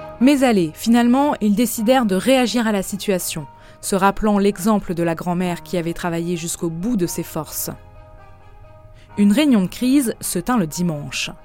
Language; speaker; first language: French; native; French